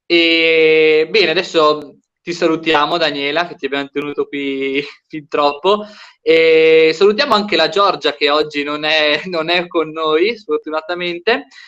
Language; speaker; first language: Italian; native; Italian